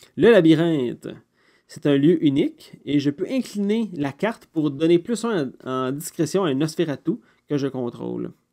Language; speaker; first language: French; native; French